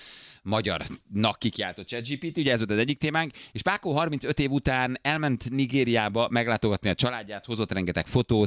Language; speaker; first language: Hungarian; native; Hungarian